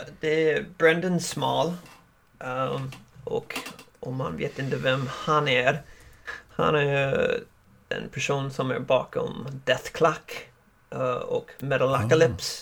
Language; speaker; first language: Swedish; non-native, learner; English